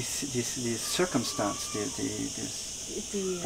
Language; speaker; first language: German; non-native, fluent; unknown